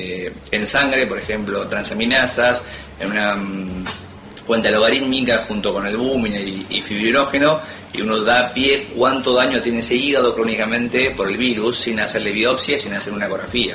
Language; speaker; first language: Spanish; native; Spanish